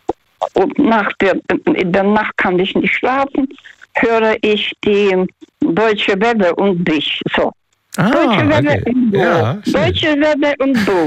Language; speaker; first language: German; non-native, fluent; Russian